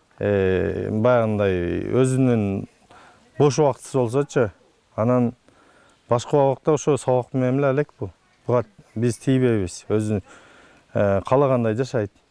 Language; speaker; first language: Kyrgyz; native; Kyrgyz